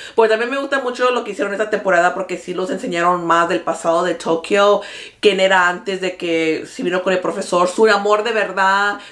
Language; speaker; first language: Spanish; early bilingual, other home language; English